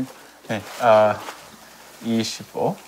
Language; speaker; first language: Korean; non-native, learner; English